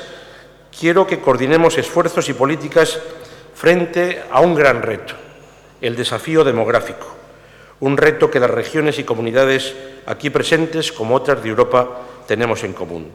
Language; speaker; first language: Spanish; native; Spanish